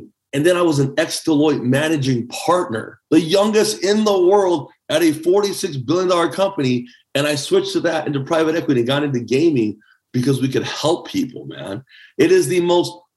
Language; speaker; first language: English; early bilingual, other home language; Chinese